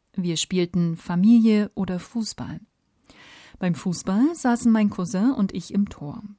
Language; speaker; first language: German; native; German